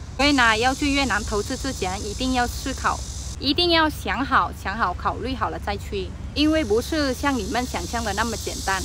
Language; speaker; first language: Chinese; non-native, fluent; Vietnamese